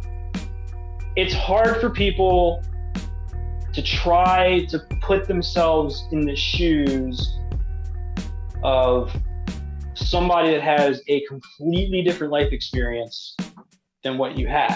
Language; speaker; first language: English; native; English